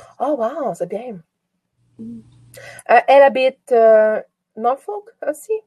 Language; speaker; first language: French; native; French